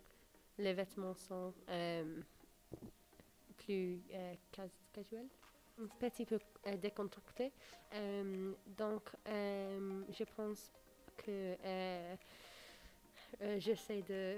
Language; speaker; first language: French; non-native, learner; English